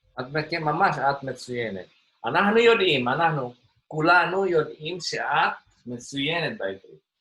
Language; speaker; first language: Hebrew; non-native, fluent; Indonesian